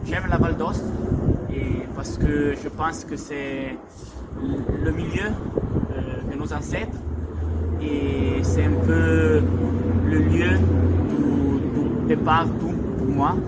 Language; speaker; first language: French; non-native, local second language; Italian